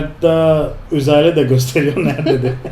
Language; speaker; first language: Turkish; non-native, fluent; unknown